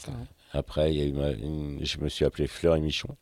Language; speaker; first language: French; native; French